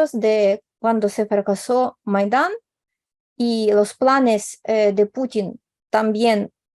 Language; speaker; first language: Spanish; non-native, fluent; Ukrainian